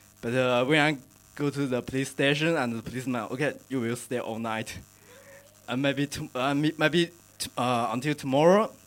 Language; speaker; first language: English; non-native, learner; Chinese